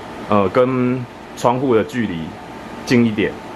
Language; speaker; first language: Chinese; native; Chinese